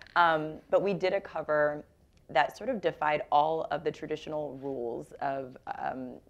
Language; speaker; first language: English; native; English